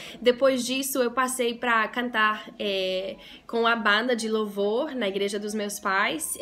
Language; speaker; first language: Portuguese; non-native, fluent; English